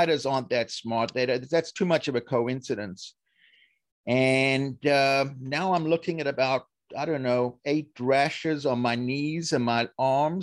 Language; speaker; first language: English; native; English